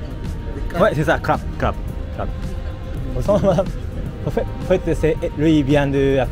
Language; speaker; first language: French; non-native, learner; Japanese